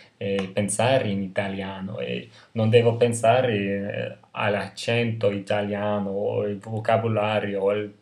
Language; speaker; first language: Italian; non-native, fluent; English